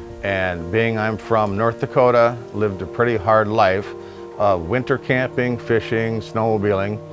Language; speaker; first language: English; native; English